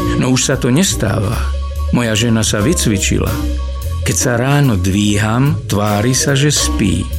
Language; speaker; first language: Slovak; native; Slovak